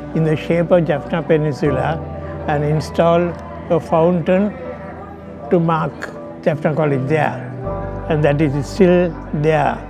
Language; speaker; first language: English; non-native, local second language; Tamil